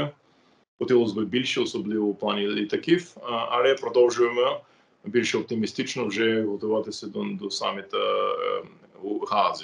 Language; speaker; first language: Ukrainian; non-native, fluent; English